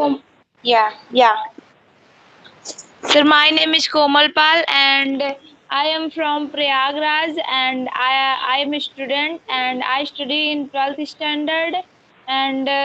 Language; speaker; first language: English; non-native, learner; Hindi